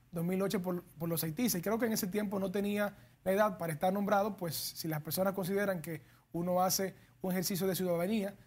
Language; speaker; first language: Spanish; native; Spanish